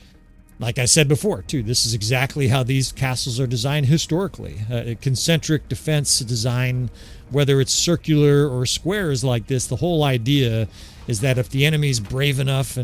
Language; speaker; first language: English; native; English